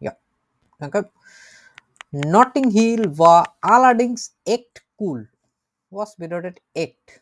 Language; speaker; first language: German; non-native, fluent; Bangla